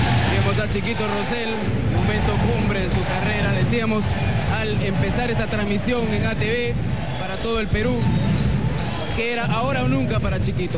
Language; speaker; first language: Spanish; native; Spanish